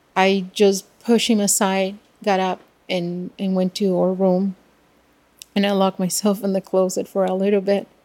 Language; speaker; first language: English; non-native, fluent; Spanish